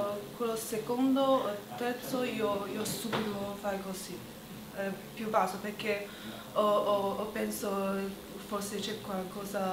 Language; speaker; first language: Italian; non-native, learner; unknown